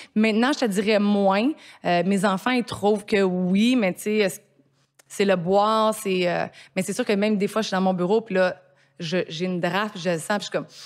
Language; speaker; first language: French; native; French